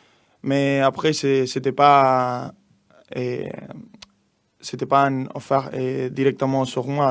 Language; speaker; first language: French; non-native, learner; Spanish